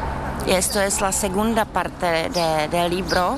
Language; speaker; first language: Spanish; non-native, learner; Czech